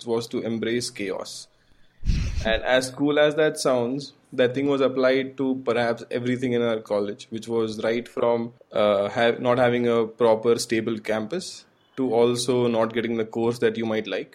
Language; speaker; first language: English; non-native, local second language; Gujarati